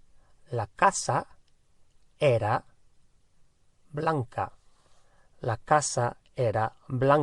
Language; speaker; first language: Spanish; non-native, fluent; English